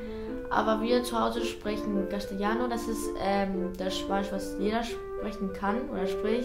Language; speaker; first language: German; early bilingual, other home language; Spanish